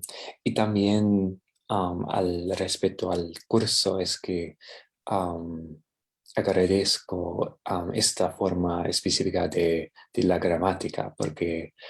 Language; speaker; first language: Spanish; non-native, fluent; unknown